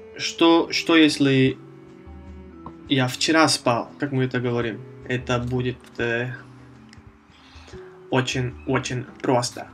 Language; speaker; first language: Russian; non-native, fluent; Spanish